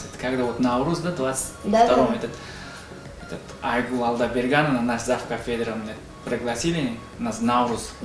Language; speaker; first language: Russian; non-native, learner; Uzbek